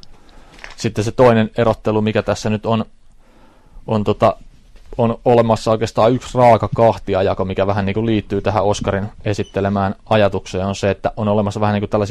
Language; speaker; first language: Finnish; native; Finnish